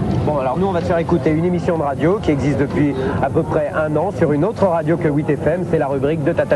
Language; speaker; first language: French; native; French